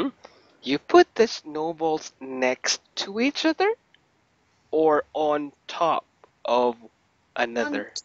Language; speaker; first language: English; non-native, fluent; Russian